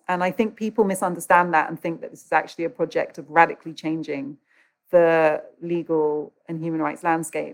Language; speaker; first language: English; native; English